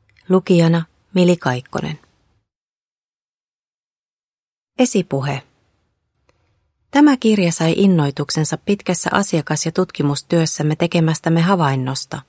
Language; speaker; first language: Finnish; native; Finnish